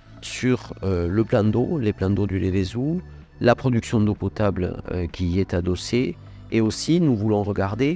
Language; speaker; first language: French; native; French